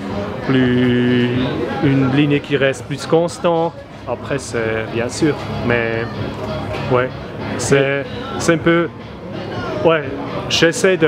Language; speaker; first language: French; non-native, fluent; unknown